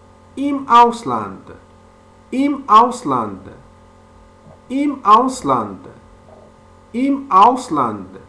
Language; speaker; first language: German; non-native, fluent; French